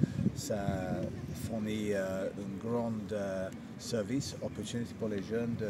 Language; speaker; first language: French; non-native, fluent; English